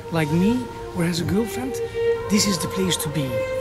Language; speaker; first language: English; non-native, fluent; Dutch